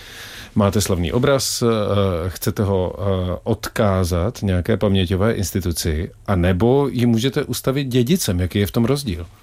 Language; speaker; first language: Czech; native; Czech